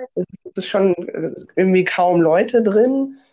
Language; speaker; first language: German; non-native, fluent; Russian